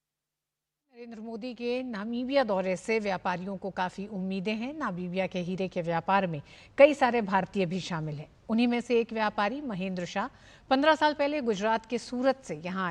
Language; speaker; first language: Hindi; native; Hindi